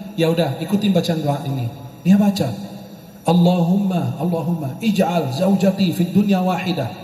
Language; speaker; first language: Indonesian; non-native, fluent; Arabic